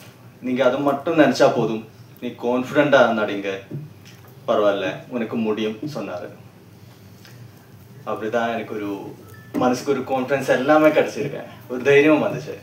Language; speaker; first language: Tamil; non-native, fluent; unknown